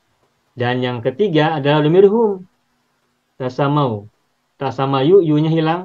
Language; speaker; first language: Indonesian; native; Indonesian